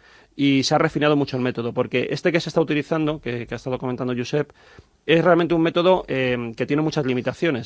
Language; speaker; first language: Spanish; native; Spanish